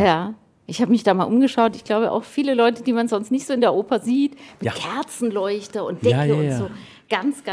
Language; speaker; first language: German; native; German